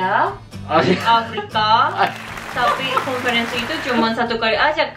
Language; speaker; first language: Indonesian; non-native, learner; Japanese